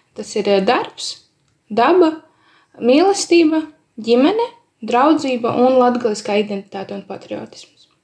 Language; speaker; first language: Latvian; native; Latvian